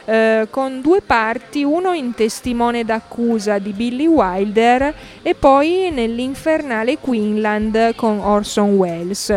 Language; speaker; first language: Italian; native; Italian